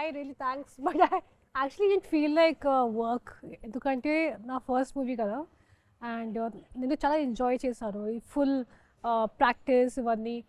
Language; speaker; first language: Telugu; non-native, fluent; Hindi